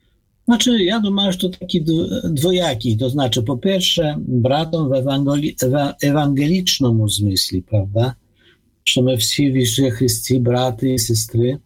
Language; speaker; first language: Polish; non-native, fluent; Ukrainian